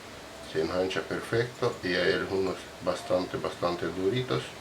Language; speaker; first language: Spanish; non-native, fluent; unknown